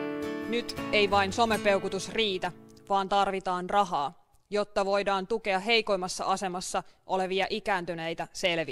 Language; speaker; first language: Finnish; native; Finnish